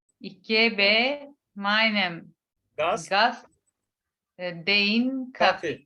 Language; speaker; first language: German; non-native, learner; Turkish